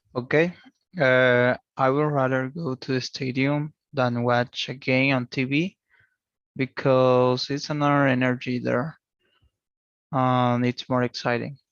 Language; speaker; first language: English; non-native, learner; Spanish